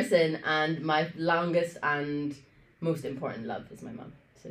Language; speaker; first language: English; early bilingual, other home language; Arabic